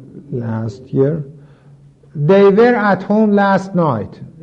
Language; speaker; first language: English; non-native, fluent; Persian